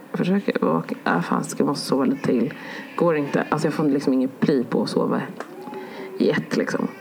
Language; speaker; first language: Swedish; early bilingual, other home language; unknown